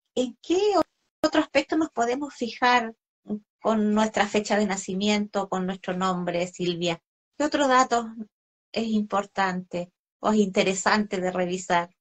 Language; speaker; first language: Spanish; native; Spanish